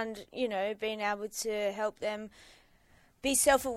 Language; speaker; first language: English; native; English